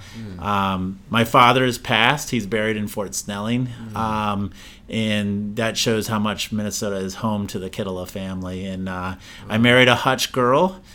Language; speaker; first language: English; native; English